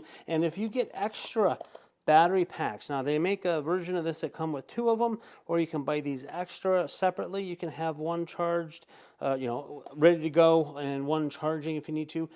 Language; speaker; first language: English; native; English